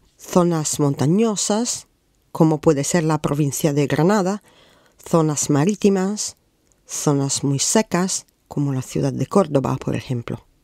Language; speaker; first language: Spanish; non-native, fluent; Italian